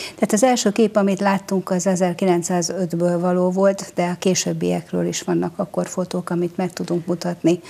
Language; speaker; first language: Hungarian; native; Hungarian